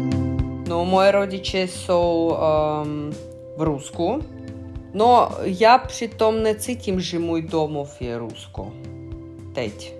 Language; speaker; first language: Czech; non-native, fluent; Russian